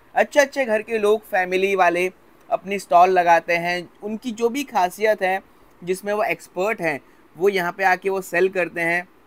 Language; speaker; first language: Hindi; non-native, local second language; Gujarati